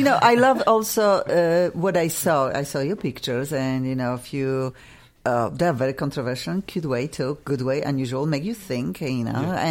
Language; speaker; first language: English; non-native, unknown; Russian